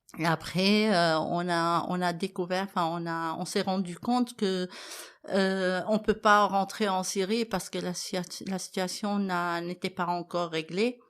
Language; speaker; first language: French; non-native, fluent; Arabic